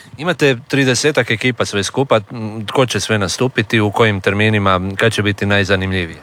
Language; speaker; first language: Croatian; native; Croatian